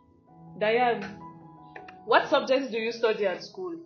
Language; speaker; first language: English; non-native, fluent; French